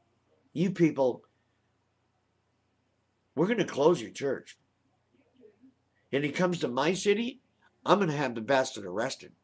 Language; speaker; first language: English; native; English